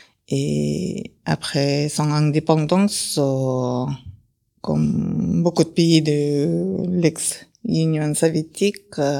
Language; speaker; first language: French; non-native, fluent; Kyrgyz